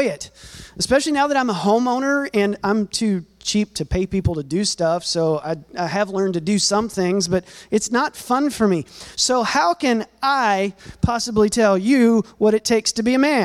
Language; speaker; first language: English; native; English